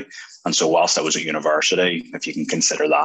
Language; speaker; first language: English; native; English